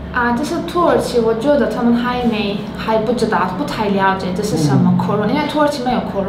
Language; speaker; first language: Chinese; non-native, learner; Turkish